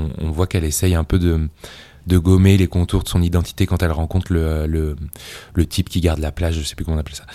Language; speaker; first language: French; native; French